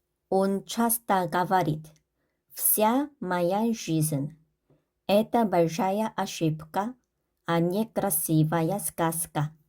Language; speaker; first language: Russian; non-native, fluent; Korean